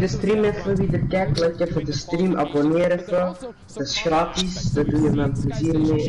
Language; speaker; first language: Dutch; native; Dutch